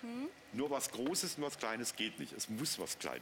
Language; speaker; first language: German; native; German